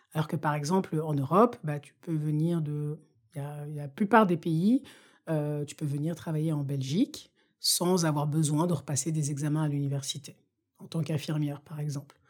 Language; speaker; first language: French; non-native, local second language; Bambara